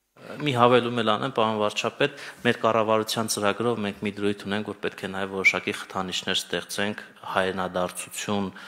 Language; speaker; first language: Armenian; native; Armenian